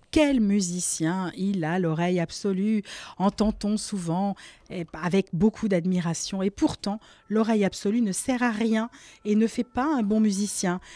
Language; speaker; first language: French; native; French